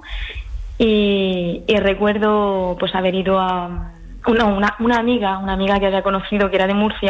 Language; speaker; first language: Spanish; early bilingual, heritage; French